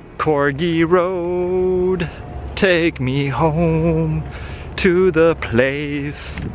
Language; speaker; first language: English; native; English